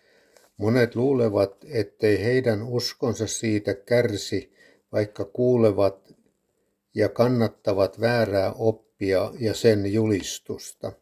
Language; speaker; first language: Finnish; native; Finnish